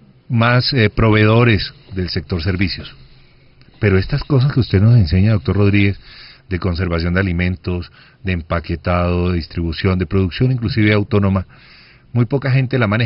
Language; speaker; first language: Spanish; native; Spanish